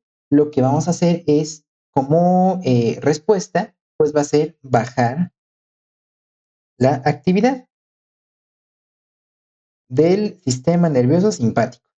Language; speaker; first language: Spanish; native; Spanish